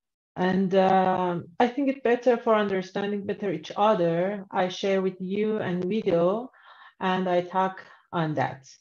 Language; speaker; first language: English; non-native, learner; Persian